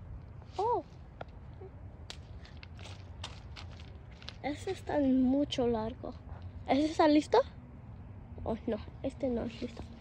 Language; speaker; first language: Spanish; early bilingual, heritage; English